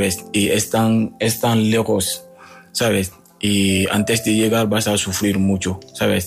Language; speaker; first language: Spanish; non-native, fluent; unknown